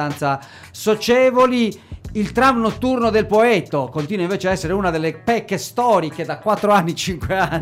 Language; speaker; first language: Italian; native; Italian